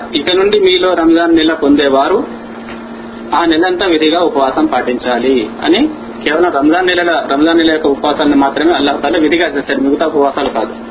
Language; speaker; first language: Telugu; non-native, local second language; Urdu